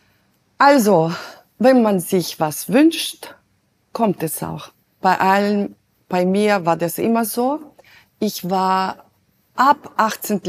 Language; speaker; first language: German; non-native, fluent; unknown